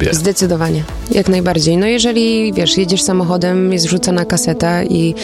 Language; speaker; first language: Polish; early bilingual, heritage; Polish